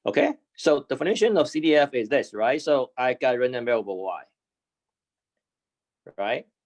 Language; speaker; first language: English; non-native, fluent; Chinese